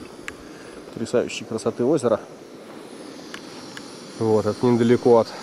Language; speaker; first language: Russian; native; Russian